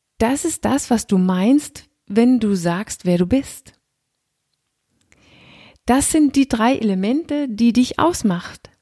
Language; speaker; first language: German; non-native, fluent; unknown